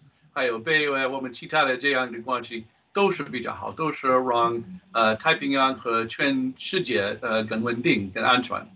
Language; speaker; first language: Chinese; non-native, fluent; English